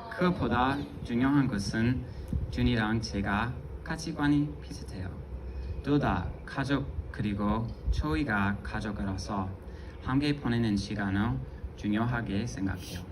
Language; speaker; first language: Korean; non-native, fluent; English